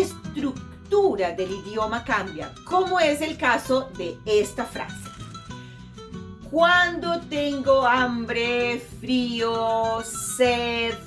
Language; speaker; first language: Spanish; non-native, fluent; Portuguese